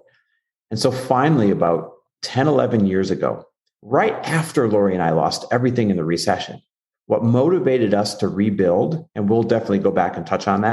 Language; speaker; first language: English; native; English